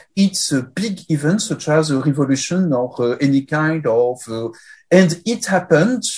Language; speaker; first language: English; non-native, fluent; French